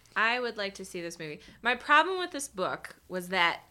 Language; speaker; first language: English; native; English